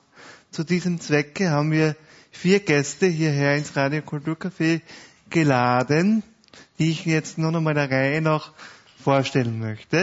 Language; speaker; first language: German; native; German